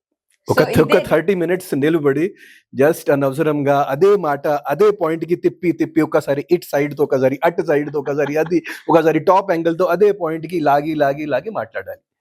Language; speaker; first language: Telugu; non-native, fluent; Hindi